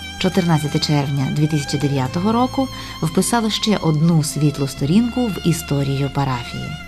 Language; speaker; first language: Ukrainian; native; Ukrainian